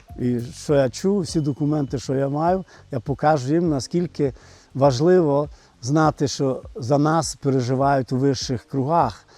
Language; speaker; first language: Ukrainian; non-native, local second language; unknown